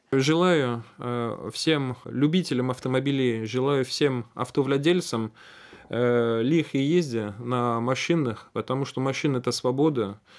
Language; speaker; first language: Russian; non-native, fluent; French